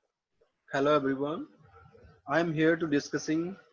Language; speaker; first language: English; non-native, local second language; Hindi